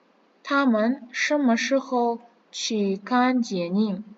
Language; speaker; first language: Chinese; non-native, fluent; Kazakh